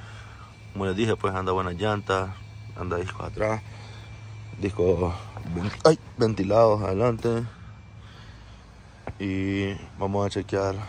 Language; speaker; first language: Spanish; native; Spanish